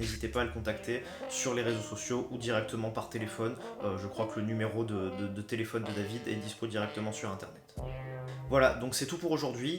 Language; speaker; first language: French; native; French